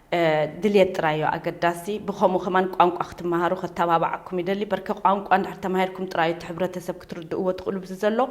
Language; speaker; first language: Tigrinya; early bilingual, heritage; Tigrinya